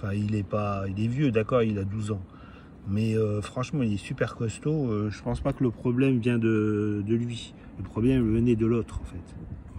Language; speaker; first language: French; native; French